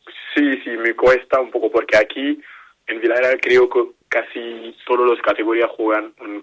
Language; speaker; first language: Spanish; non-native, learner; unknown